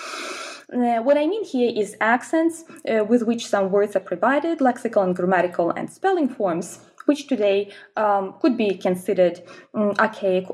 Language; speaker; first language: English; non-native, fluent; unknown